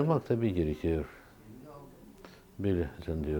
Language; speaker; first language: Turkish; non-native, fluent; Russian